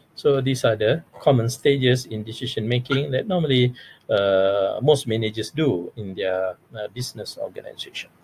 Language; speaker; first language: English; non-native, local second language; Malay